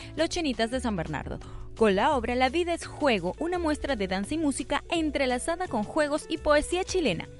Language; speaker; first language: Spanish; native; Spanish